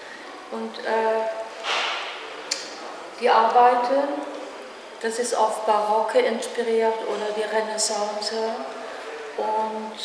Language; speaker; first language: German; non-native, learner; Dutch